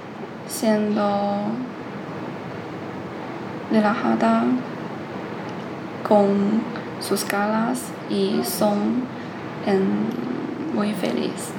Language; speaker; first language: Spanish; non-native, learner; Chinese